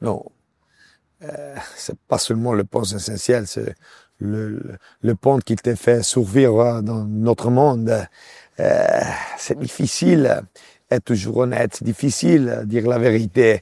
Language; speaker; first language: French; non-native, local second language; Italian